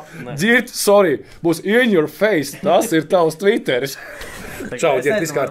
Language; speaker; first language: Latvian; native; Latvian